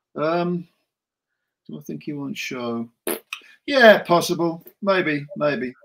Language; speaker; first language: English; native; English